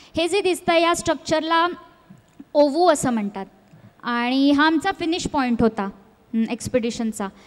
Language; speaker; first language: Marathi; native; Marathi